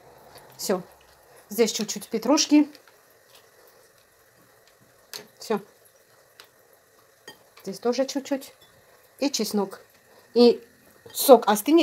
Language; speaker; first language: Russian; non-native, fluent; Armenian